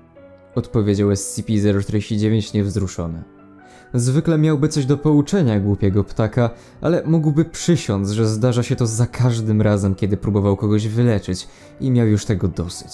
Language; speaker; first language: Polish; native; Polish